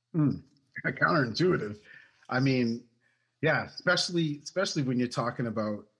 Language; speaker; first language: English; native; English